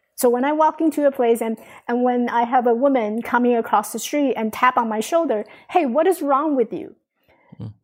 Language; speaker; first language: English; non-native, fluent; Chinese